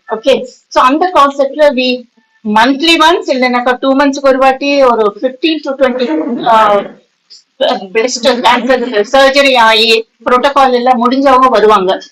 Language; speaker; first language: Tamil; native; Tamil